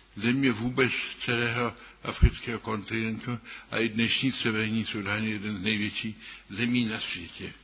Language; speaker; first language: Czech; early bilingual, other home language; German